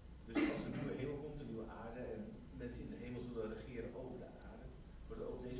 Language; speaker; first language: Dutch; native; Dutch